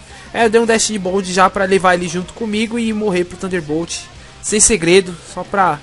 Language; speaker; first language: Portuguese; native; Portuguese